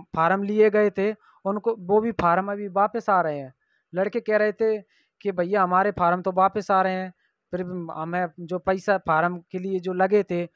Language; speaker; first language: Hindi; native; Hindi